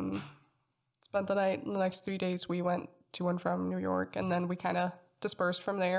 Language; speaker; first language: English; non-native, fluent; Danish